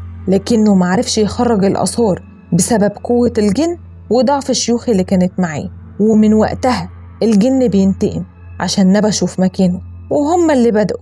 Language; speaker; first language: Arabic; native; Arabic